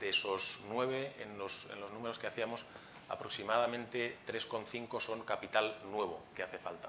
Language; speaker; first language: Spanish; native; Spanish